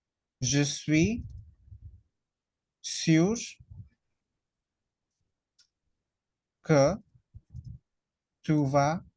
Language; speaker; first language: French; non-native, fluent; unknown